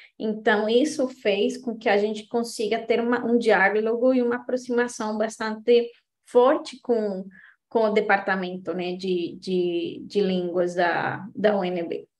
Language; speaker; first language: Portuguese; non-native, fluent; Spanish